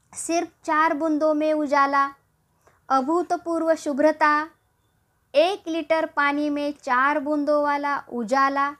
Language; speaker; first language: Hindi; non-native, local second language; Marathi